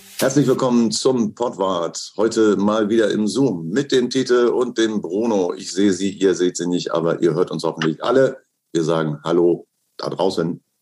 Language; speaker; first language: German; native; German